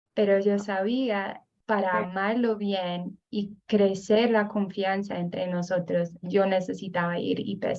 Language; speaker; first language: Spanish; non-native, fluent; English